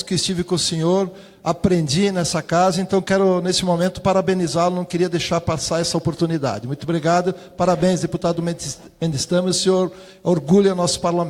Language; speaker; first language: Portuguese; native; Portuguese